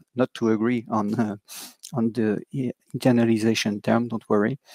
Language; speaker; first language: English; non-native, fluent; French